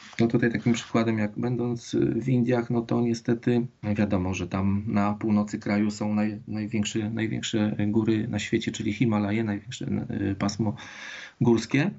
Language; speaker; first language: Polish; native; Polish